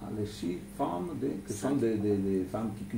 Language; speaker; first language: French; non-native, learner; Italian